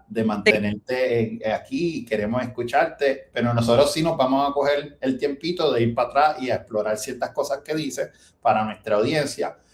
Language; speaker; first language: Spanish; native; Spanish